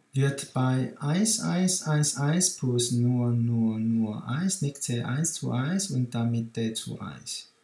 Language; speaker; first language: German; non-native, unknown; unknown